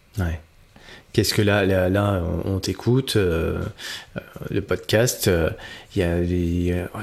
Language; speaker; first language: French; native; French